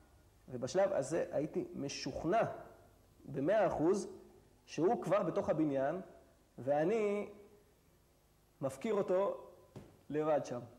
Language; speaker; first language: Hebrew; native; Hebrew